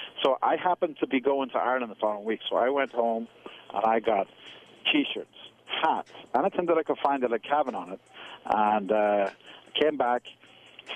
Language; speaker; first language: English; native; English